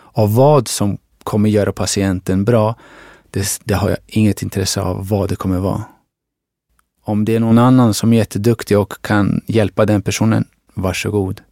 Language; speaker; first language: Swedish; early bilingual, other home language; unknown